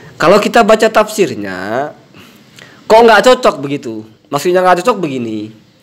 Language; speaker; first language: Indonesian; non-native, local second language; Madurese